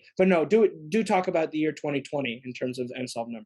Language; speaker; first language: English; native; English